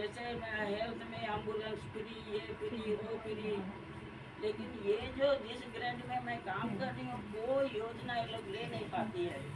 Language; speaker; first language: Hindi; non-native, local second language; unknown